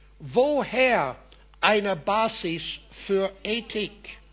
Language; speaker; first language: German; non-native, fluent; English